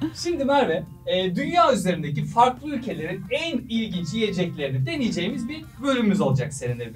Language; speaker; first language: Turkish; native; Turkish